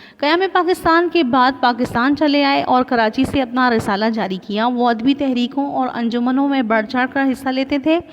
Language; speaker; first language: Urdu; non-native, local second language; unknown